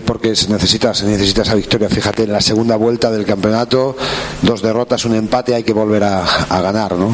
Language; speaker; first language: Spanish; native; Spanish